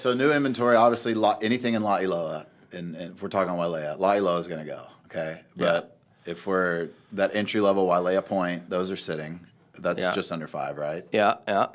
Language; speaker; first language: English; native; English